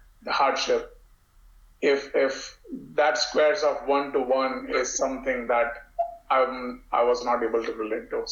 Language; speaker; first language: English; non-native, local second language; Gujarati